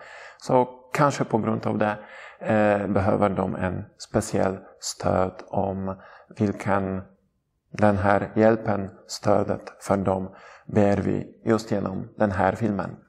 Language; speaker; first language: Swedish; non-native, fluent; Polish